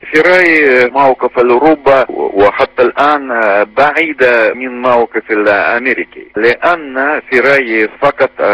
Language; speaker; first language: Arabic; non-native, fluent; Russian